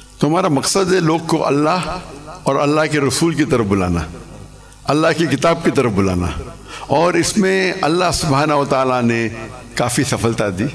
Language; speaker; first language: Urdu; non-native, local second language; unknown